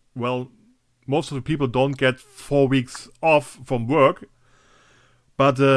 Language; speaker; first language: English; non-native, fluent; German